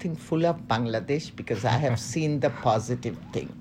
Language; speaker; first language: English; non-native, local second language; Bangla